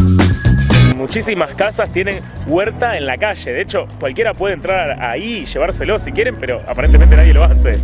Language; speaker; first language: Spanish; native; Spanish